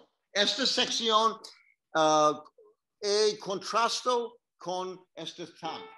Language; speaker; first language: Spanish; non-native, learner; English